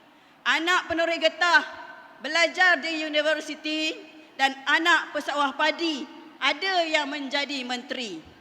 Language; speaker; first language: Malay; native; Malay